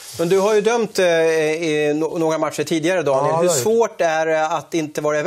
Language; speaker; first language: Swedish; native; Swedish